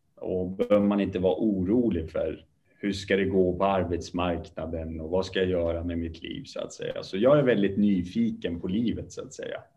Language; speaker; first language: Swedish; early bilingual, other home language; Kurdish